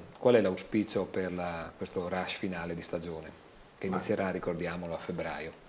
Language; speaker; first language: Italian; native; Italian